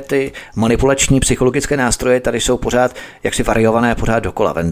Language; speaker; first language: Czech; native; Czech